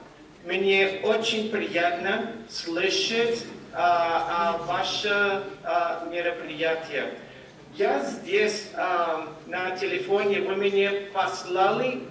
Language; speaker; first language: Russian; non-native, fluent; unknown